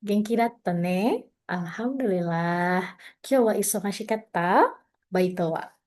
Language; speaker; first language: Japanese; non-native, fluent; Indonesian